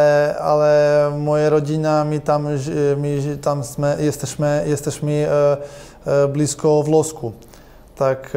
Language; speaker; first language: Polish; non-native, learner; Croatian